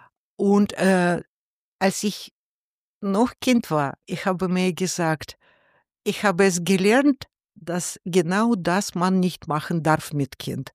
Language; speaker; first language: German; non-native, learner; Russian